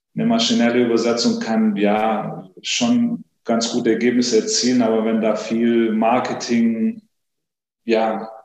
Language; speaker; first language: German; early bilingual, other home language; Greek